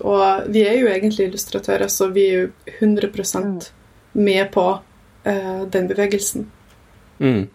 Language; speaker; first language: Norwegian; early bilingual, other home language; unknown